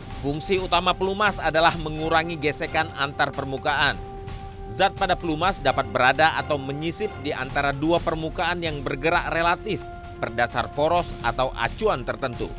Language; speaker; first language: Indonesian; native; Indonesian